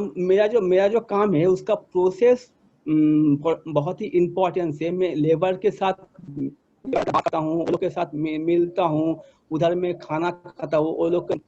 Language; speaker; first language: Hindi; non-native, local second language; Bangla